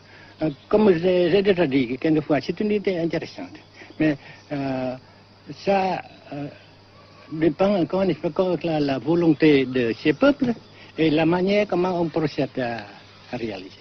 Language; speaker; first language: French; non-native, fluent; Vietnamese